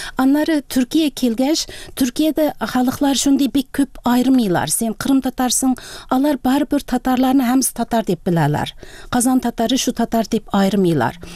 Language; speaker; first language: Tatar; early bilingual, heritage; Tatar